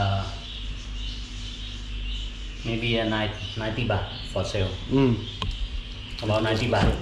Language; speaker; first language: English; non-native, learner; Thai